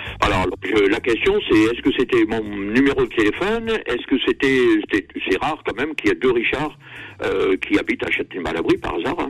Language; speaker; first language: French; native; French